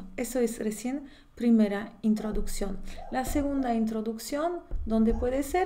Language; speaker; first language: Spanish; non-native, fluent; Polish